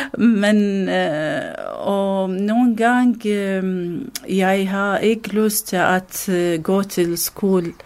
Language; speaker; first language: Danish; non-native, learner; Arabic